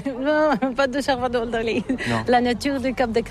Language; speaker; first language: French; non-native, learner; Bulgarian